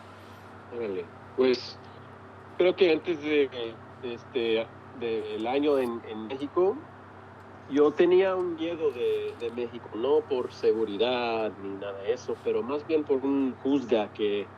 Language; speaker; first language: Spanish; early bilingual, heritage; English